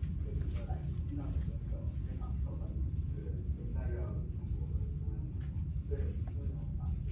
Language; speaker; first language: Chinese; non-native, learner; English